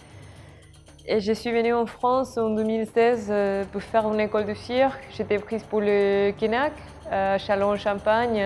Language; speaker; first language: French; non-native, fluent; Spanish